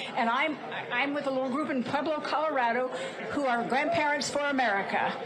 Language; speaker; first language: English; native; English